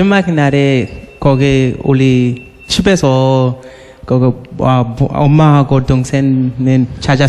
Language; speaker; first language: Korean; non-native, learner; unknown